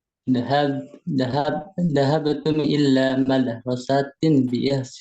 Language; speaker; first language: Arabic; non-native, learner; Indonesian